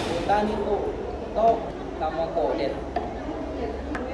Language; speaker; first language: Japanese; non-native, learner; Thai